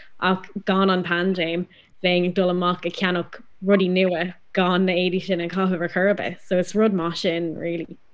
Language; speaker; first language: Irish; non-native, local second language; English